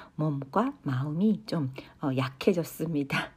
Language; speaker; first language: Korean; non-native, fluent; Japanese